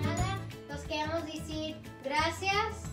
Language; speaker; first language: Spanish; early bilingual, heritage; Spanish